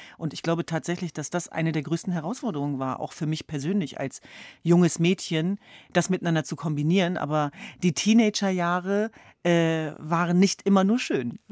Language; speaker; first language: German; early bilingual, other home language; Kurdish